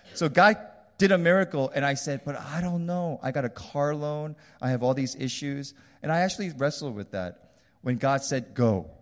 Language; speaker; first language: English; early bilingual, other home language; Korean